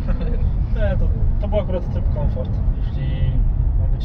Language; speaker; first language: Polish; native; Polish